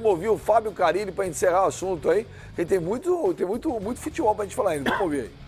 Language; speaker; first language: Portuguese; native; Portuguese